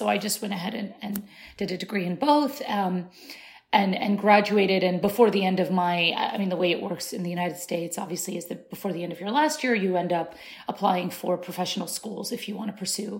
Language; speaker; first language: English; early bilingual, other home language; Arabic